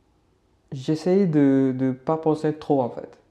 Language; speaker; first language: French; non-native, learner; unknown